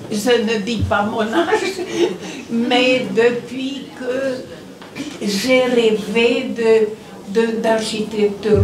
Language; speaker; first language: French; non-native, fluent; Romanian